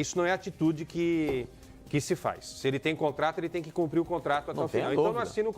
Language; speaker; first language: Portuguese; native; Portuguese